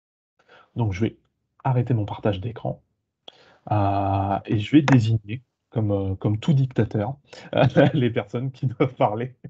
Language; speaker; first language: French; native; French